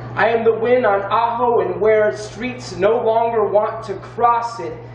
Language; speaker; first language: English; native; English